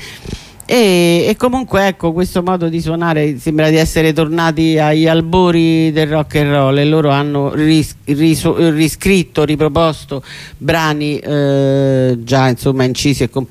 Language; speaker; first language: Italian; native; Italian